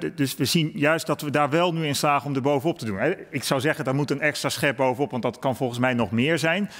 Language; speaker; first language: Dutch; native; Dutch